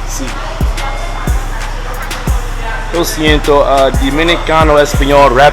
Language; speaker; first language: Spanish; non-native, learner; English